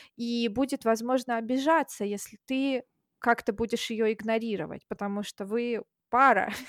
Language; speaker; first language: Russian; native; Russian